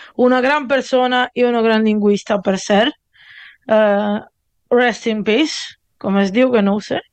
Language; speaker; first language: Catalan; non-native, learner; Italian